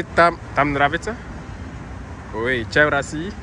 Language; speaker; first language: Russian; non-native, learner; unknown